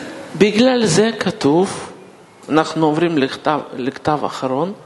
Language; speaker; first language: Hebrew; non-native, fluent; Russian